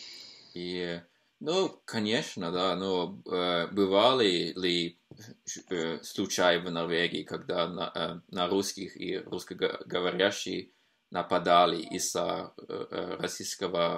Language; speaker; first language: Russian; non-native, fluent; Norwegian